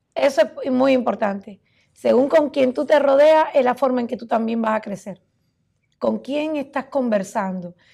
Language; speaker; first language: Spanish; native; Spanish